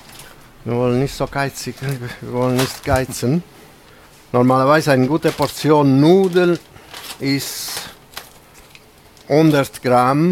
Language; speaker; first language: German; non-native, fluent; Italian